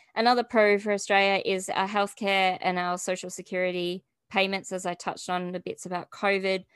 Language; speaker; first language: English; native; English